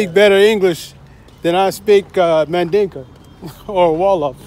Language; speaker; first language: English; native; English